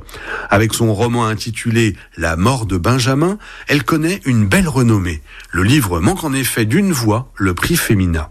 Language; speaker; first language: French; native; French